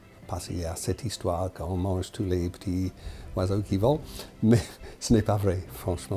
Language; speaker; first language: French; non-native, fluent; English